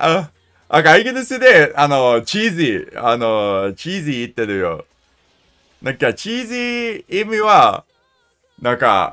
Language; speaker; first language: Japanese; non-native, learner; English